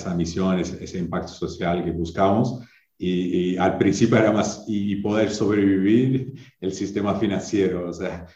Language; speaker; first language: Spanish; non-native, fluent; English